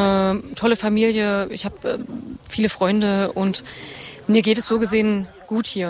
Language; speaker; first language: German; native; German